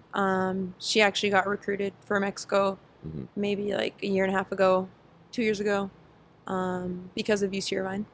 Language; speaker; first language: English; native; English